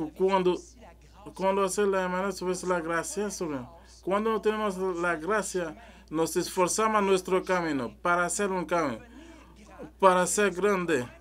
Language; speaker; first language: Spanish; non-native, learner; French